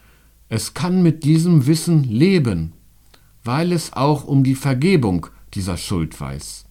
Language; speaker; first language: German; native; German